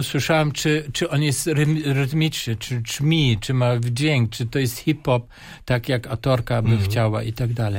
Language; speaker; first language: Polish; non-native, fluent; German